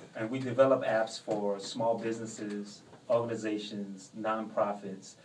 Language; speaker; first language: English; native; English